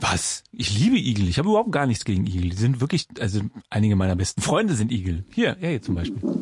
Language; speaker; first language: German; native; German